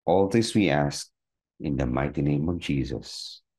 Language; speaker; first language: English; non-native, local second language; Filipino